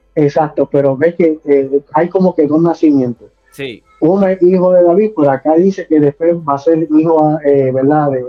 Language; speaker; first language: Spanish; native; Spanish